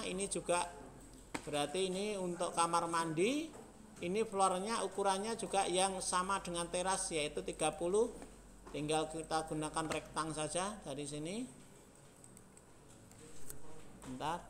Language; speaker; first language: Indonesian; native; Indonesian